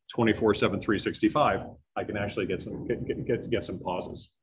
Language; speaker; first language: English; native; English